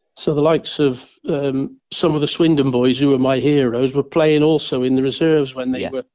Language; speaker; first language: English; native; English